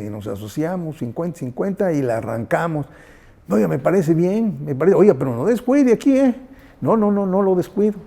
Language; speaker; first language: Spanish; native; Spanish